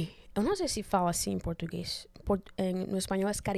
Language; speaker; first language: Portuguese; non-native, fluent; Spanish